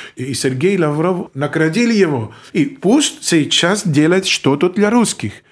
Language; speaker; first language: Russian; non-native, fluent; Greek